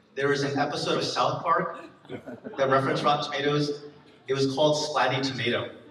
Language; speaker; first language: English; native; English